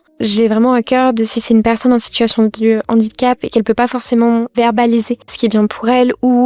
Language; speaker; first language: French; native; French